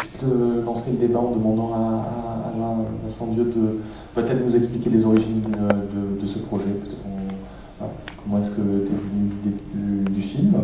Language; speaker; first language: French; native; French